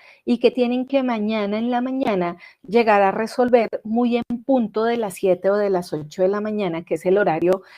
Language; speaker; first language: Spanish; native; Spanish